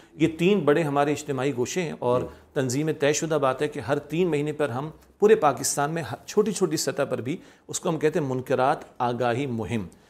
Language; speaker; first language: Urdu; native; Urdu